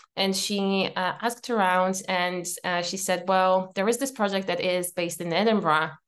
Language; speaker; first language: English; non-native, fluent; Polish